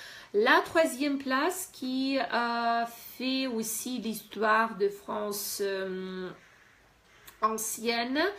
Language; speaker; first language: French; non-native, fluent; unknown